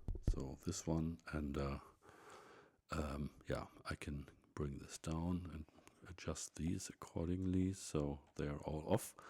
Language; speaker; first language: English; non-native, fluent; German